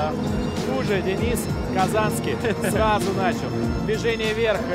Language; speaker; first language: Russian; native; Russian